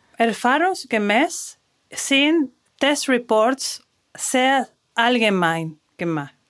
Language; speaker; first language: German; non-native, fluent; Spanish